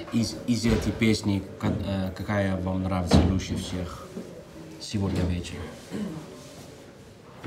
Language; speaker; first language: Russian; non-native, fluent; Dutch